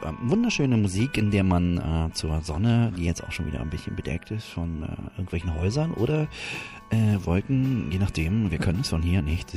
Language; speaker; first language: German; native; German